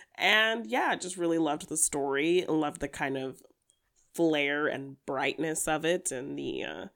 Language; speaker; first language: English; native; English